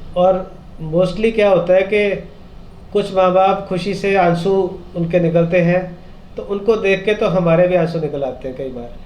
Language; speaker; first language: Hindi; non-native, local second language; Punjabi